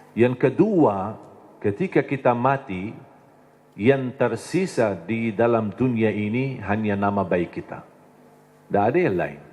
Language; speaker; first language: Indonesian; non-native, fluent; Arabic